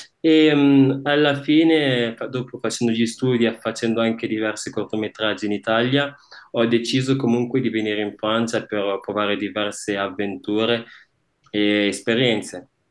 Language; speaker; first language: Italian; early bilingual, other home language; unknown